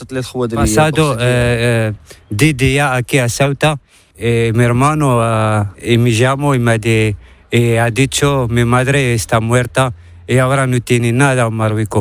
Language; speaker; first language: Spanish; non-native, learner; Arabic